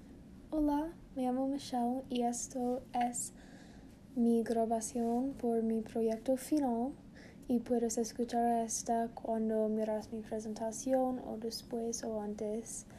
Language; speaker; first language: Spanish; non-native, learner; English